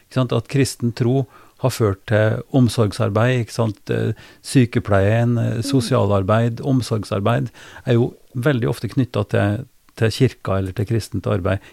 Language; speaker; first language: Norwegian; native; Norwegian